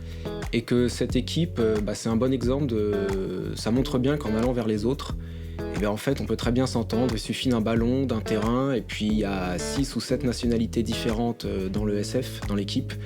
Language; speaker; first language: French; native; French